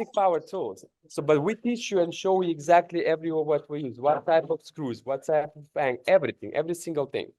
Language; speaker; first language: English; non-native, fluent; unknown